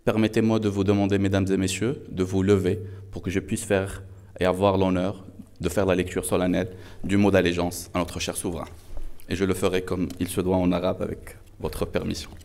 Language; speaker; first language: French; non-native, local second language; Arabic